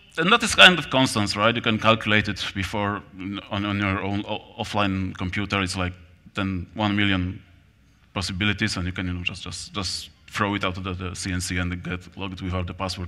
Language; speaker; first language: English; non-native, fluent; Polish